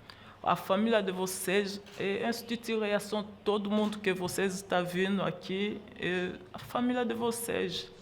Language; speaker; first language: Portuguese; non-native, learner; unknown